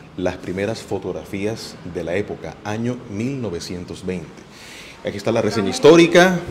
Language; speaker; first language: Spanish; native; Spanish